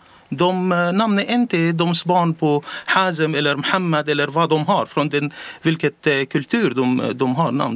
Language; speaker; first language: Swedish; non-native, learner; Arabic